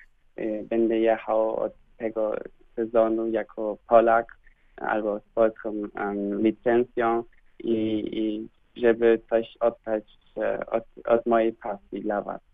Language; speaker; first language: Polish; early bilingual, heritage; Polish